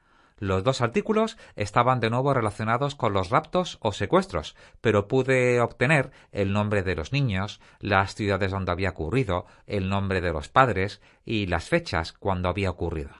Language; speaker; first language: Spanish; native; Spanish